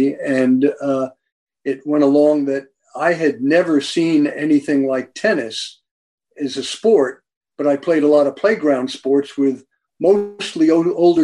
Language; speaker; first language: English; native; English